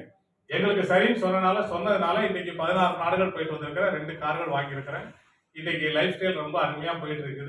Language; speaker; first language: Tamil; native; Tamil